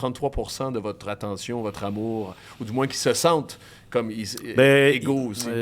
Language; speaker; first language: French; native; French